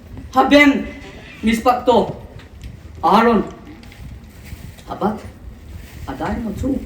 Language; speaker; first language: Hebrew; non-native, fluent; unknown